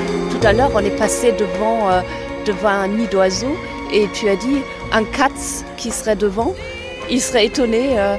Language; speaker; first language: French; non-native, fluent; German